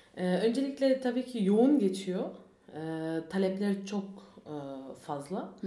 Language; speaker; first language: Turkish; early bilingual, heritage; Turkish